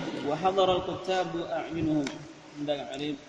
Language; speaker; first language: Arabic; non-native, fluent; Indonesian